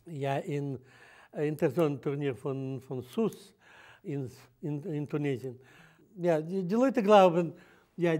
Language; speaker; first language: German; non-native, fluent; Russian